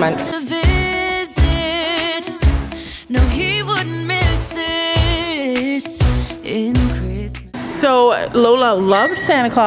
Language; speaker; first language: English; native; English